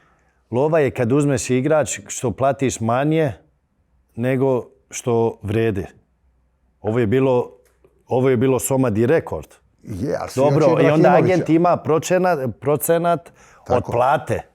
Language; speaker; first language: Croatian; early bilingual, heritage; Bosnian